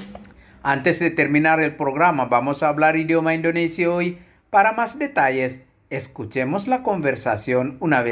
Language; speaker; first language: Spanish; non-native, fluent; Indonesian